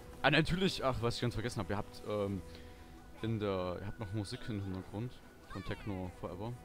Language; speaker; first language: German; native; German